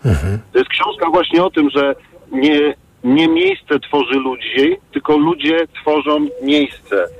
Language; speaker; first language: Polish; native; Polish